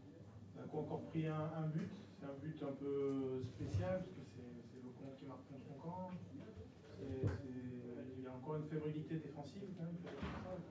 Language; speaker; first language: French; native; French